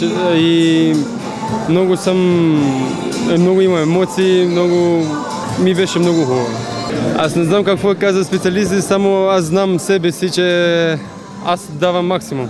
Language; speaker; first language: Bulgarian; non-native, learner; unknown